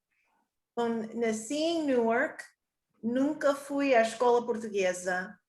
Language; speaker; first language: Portuguese; early bilingual, heritage; Portuguese